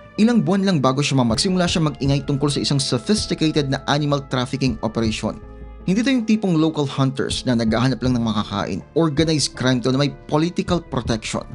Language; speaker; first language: Filipino; native; Filipino